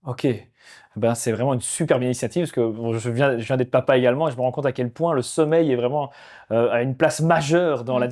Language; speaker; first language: French; native; French